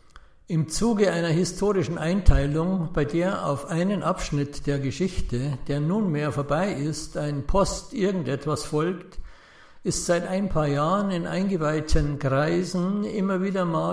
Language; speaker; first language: German; native; German